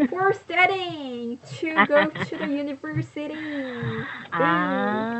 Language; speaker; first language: English; non-native, learner; Korean